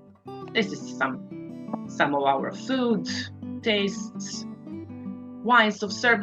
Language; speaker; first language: English; non-native, fluent; Serbian